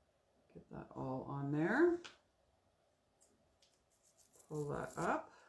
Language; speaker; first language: English; native; English